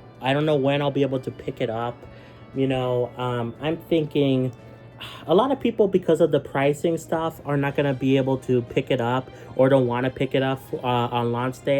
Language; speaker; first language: English; native; English